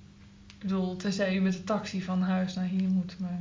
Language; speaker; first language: Dutch; native; Dutch